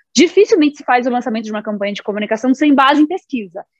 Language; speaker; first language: Portuguese; native; Portuguese